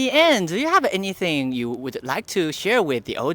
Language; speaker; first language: English; non-native, fluent; Japanese